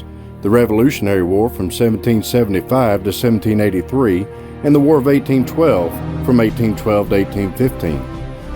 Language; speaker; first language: English; native; English